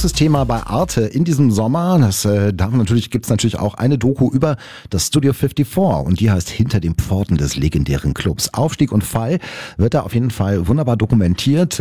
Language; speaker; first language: German; native; German